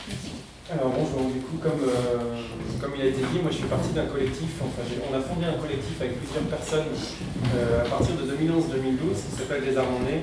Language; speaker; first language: French; native; French